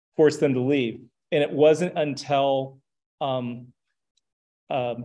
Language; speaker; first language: English; native; English